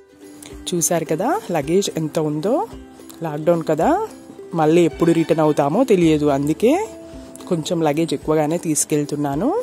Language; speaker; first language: Telugu; native; Telugu